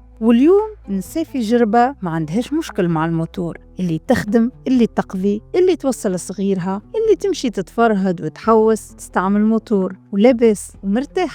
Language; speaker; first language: Arabic; native; Arabic